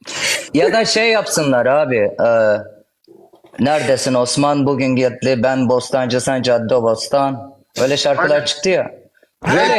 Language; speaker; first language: Turkish; native; Turkish